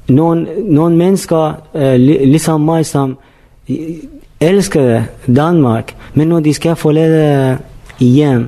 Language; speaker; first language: Danish; non-native, fluent; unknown